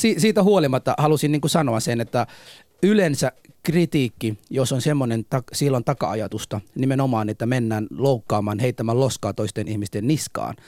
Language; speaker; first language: Finnish; non-native, fluent; Somali